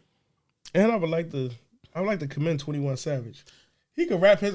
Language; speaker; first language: English; native; English